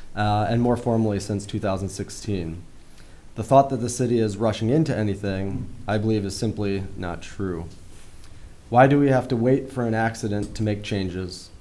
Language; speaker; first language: English; native; English